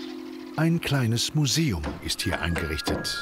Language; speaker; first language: German; native; German